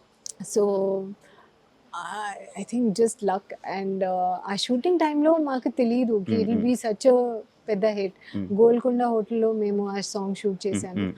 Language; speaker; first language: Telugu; non-native, local second language; Hindi